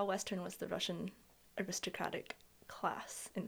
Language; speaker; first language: English; non-native, local second language; Cantonese